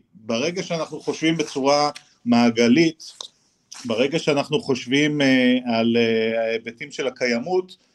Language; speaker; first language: Hebrew; native; Hebrew